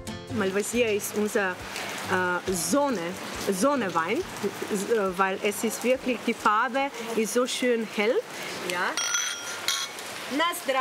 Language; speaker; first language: German; non-native, fluent; Slovenian